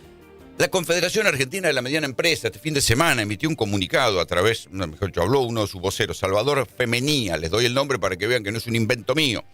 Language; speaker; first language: Spanish; native; Spanish